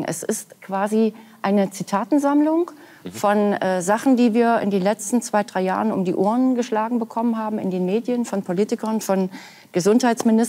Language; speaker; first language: German; native; German